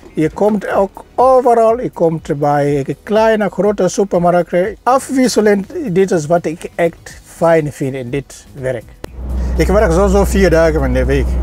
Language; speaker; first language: Dutch; non-native, fluent; Swahili